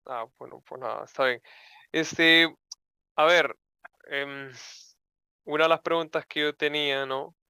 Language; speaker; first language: Spanish; native; Spanish